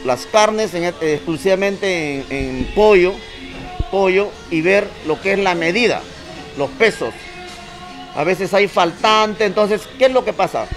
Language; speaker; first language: Spanish; native; Spanish